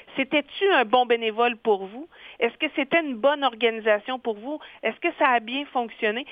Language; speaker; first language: French; native; French